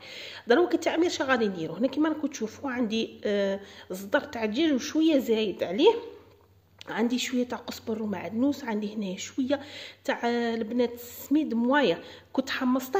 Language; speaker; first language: Arabic; native; Arabic